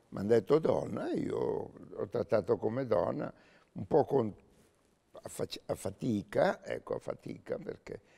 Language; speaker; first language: Italian; native; Italian